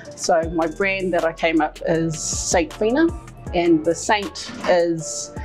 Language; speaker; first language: English; native; English